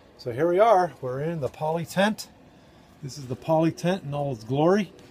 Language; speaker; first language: English; native; English